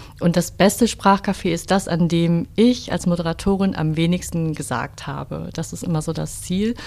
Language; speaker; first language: German; native; German